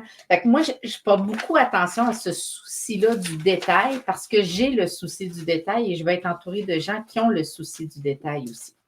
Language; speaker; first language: French; native; French